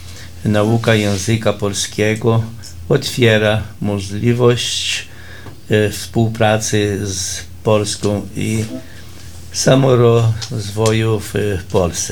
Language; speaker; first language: Polish; early bilingual, heritage; Polish